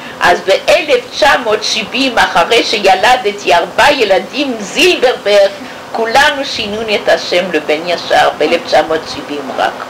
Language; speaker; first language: Hebrew; non-native, fluent; French